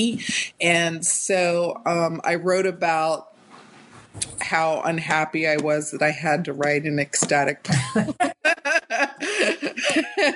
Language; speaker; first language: English; native; English